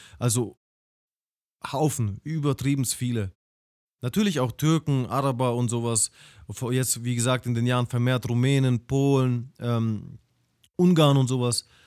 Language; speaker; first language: German; early bilingual, other home language; Russian